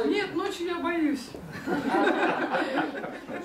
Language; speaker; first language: Russian; native; Russian